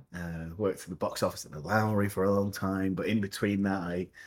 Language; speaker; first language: English; native; English